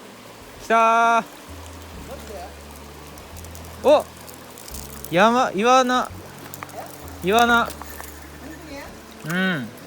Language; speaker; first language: Japanese; native; Japanese